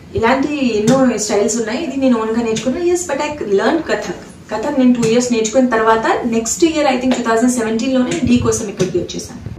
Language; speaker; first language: Telugu; non-native, fluent; Hindi